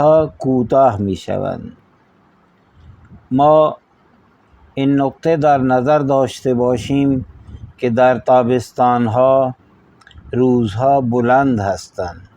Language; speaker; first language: Persian; non-native, fluent; Urdu